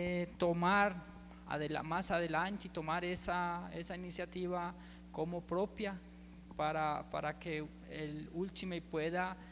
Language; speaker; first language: Portuguese; non-native, learner; Spanish